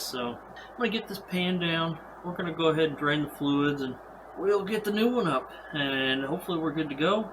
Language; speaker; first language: English; native; English